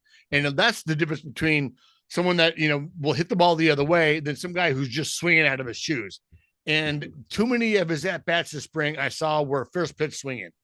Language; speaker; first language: English; native; English